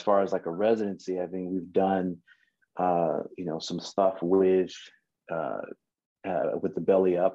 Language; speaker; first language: English; native; English